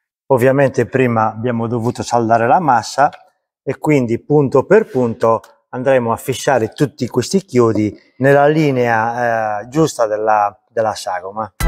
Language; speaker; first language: Italian; native; Italian